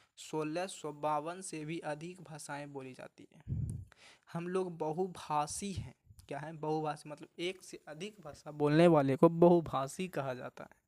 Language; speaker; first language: Hindi; native; Hindi